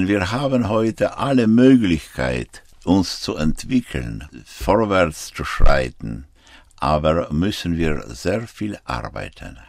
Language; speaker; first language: German; non-native, fluent; Ukrainian